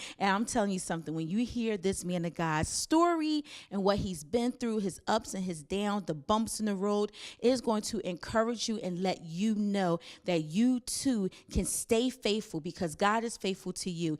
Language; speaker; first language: English; native; English